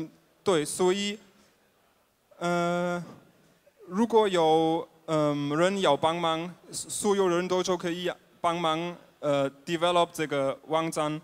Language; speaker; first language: Chinese; non-native, fluent; German